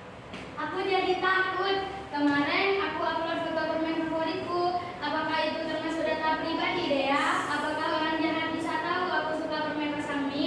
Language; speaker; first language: Indonesian; native; Indonesian